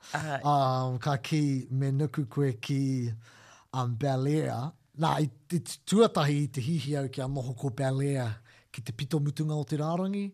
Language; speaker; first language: Māori; non-native, local second language; English